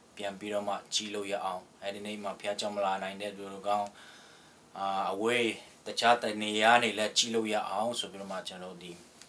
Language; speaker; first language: Burmese; non-native, local second language; Tedim Chin